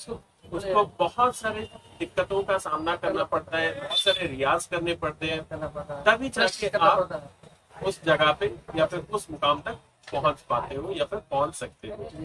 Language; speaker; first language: Hindi; native; Hindi